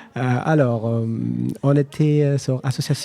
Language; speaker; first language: French; non-native, learner; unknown